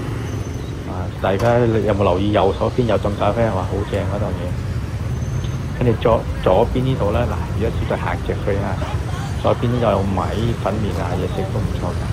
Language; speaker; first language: Chinese; early bilingual, heritage; Cantonese